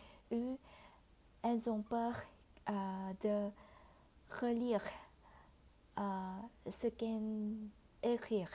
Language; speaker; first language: French; non-native, fluent; Vietnamese